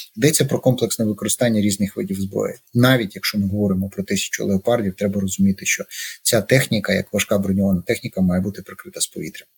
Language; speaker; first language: Ukrainian; native; Ukrainian